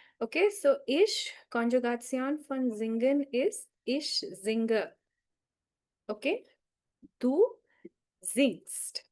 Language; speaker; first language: German; non-native, fluent; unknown